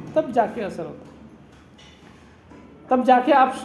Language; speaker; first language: Hindi; non-native, local second language; Marathi